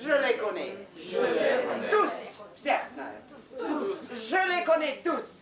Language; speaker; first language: French; non-native, fluent; Russian